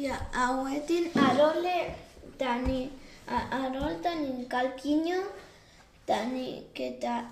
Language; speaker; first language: Welsh; non-native, learner; Spanish